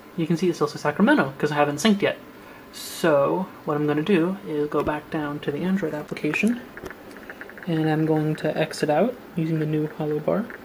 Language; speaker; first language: English; native; English